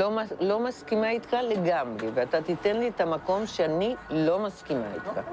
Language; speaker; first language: Hebrew; non-native, fluent; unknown